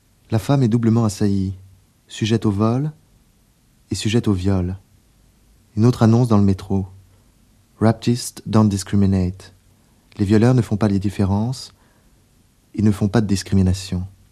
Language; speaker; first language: French; native; French